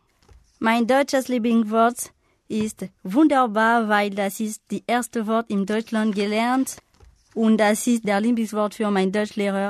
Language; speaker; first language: German; non-native, learner; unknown